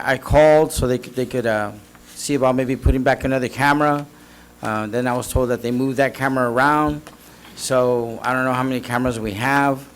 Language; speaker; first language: English; native; English